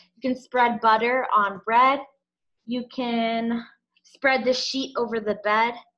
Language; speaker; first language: English; native; English